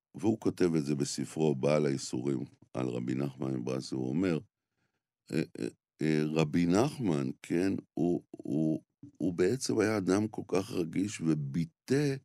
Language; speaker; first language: Hebrew; native; Hebrew